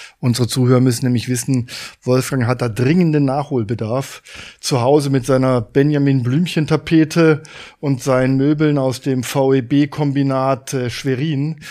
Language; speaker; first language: German; native; German